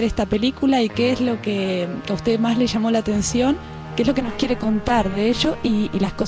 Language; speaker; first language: Spanish; native; Spanish